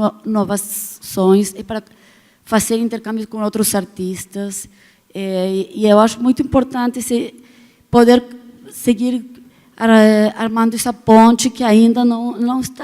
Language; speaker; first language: Portuguese; non-native, fluent; Spanish